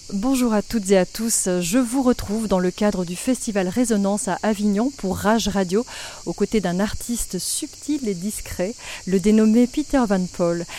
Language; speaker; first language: French; native; French